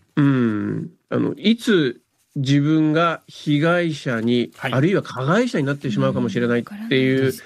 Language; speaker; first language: Japanese; native; Japanese